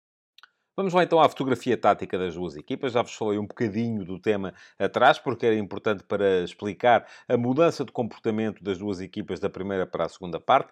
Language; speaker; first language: Portuguese; native; Portuguese